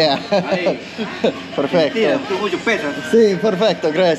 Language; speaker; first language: Spanish; non-native, learner; English